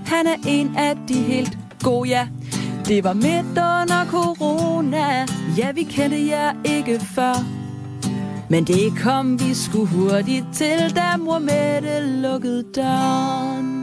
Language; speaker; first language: Danish; native; Danish